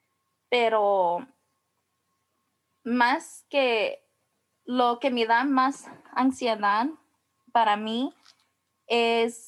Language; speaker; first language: Spanish; early bilingual, heritage; Spanish